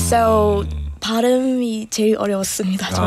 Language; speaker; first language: Korean; non-native, fluent; Burmese